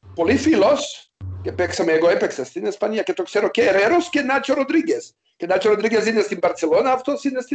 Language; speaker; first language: Greek; non-native, learner; Serbian